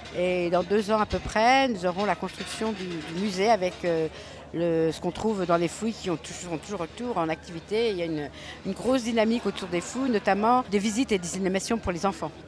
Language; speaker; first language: French; native; French